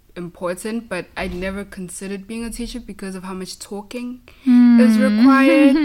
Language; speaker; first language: English; non-native, local second language; Zulu